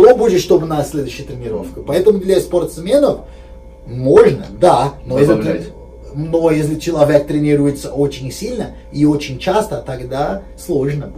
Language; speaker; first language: Russian; non-native, fluent; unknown